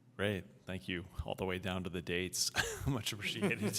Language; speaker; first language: English; native; English